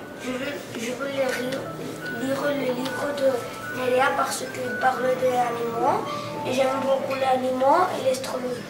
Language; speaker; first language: French; non-native, learner; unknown